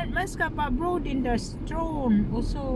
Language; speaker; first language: Danish; non-native, learner; Filipino